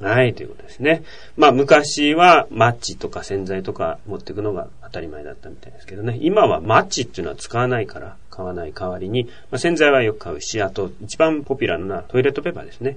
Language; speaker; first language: Japanese; native; Japanese